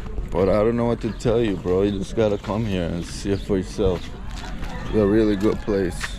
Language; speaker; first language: English; native; English